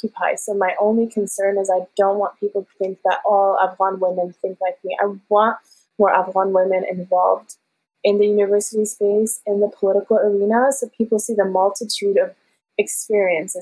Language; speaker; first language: English; early bilingual, other home language; Persian